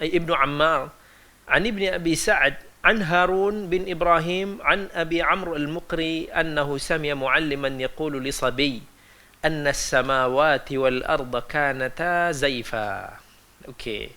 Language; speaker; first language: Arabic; non-native, fluent; Malay